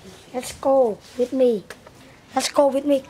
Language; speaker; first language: English; non-native, learner; Khmer